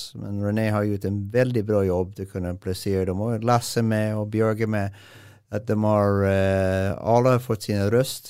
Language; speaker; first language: Swedish; non-native, fluent; English